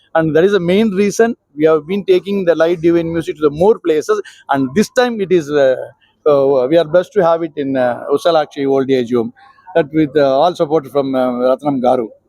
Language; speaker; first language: English; non-native, local second language; Tamil